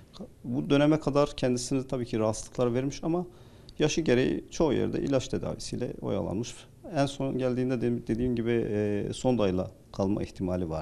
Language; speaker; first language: Turkish; native; Turkish